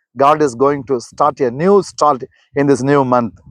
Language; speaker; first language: English; non-native, local second language; Tamil